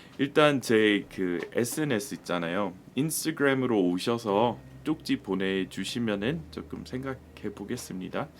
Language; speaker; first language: Korean; non-native, fluent; English